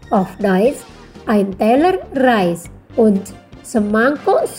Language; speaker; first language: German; non-native, fluent; Indonesian